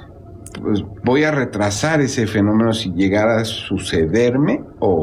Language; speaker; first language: Spanish; native; Spanish